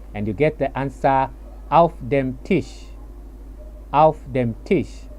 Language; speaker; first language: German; non-native, learner; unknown